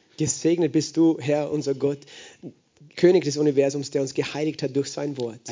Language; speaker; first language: German; native; German